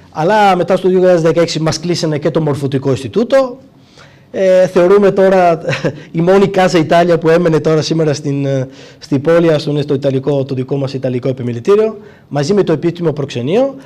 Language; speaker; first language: Greek; non-native, fluent; Italian